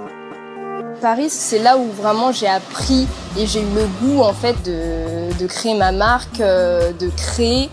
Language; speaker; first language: French; native; French